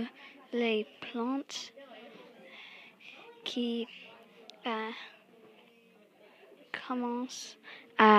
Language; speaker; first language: French; non-native, learner; English